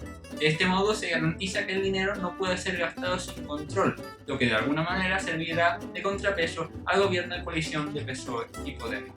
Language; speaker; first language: Spanish; native; Spanish